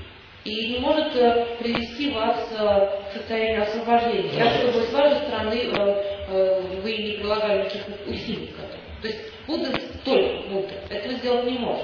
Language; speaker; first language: Russian; native; Russian